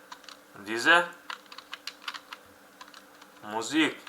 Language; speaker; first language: German; non-native, fluent; Uzbek